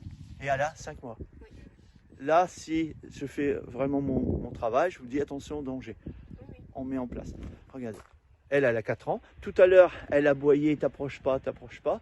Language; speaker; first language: French; native; French